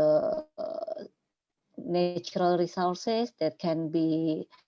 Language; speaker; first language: English; non-native, learner; Indonesian